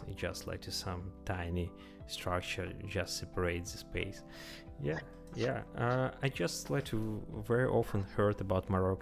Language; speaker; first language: English; non-native, learner; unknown